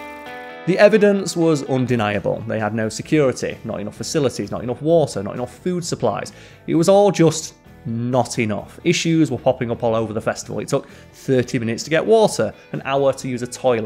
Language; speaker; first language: English; native; English